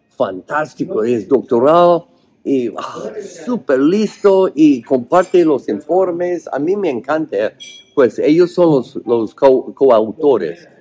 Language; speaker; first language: Spanish; non-native, fluent; English